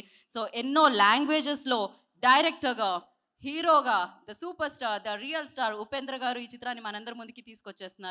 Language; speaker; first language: Telugu; native; Telugu